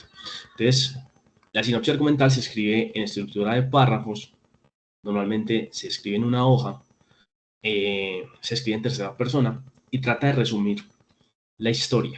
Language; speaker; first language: Spanish; native; Spanish